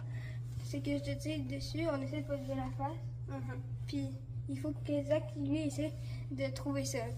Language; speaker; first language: French; native; French